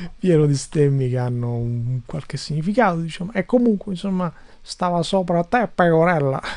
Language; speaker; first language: Italian; non-native, fluent; Albanian